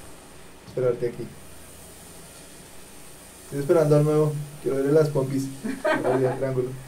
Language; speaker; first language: Spanish; native; Spanish